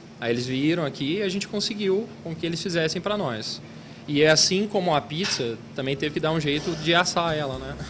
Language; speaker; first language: Portuguese; native; Portuguese